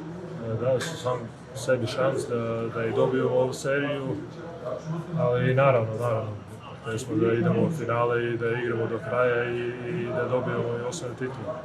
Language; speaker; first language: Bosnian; non-native, fluent; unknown